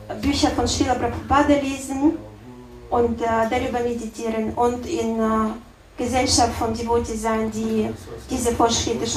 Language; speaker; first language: German; non-native, learner; Russian